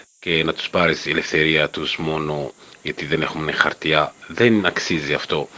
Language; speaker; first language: Greek; non-native, fluent; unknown